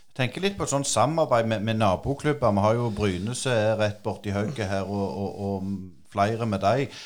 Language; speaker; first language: Norwegian; native; Norwegian